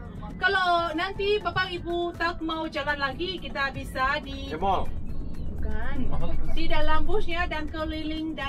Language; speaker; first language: Indonesian; non-native, fluent; Vietnamese